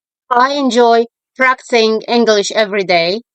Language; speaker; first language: English; non-native, fluent; Arabic